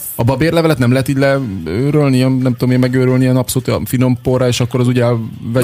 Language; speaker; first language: Hungarian; native; Hungarian